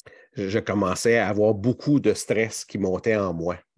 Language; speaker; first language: French; native; French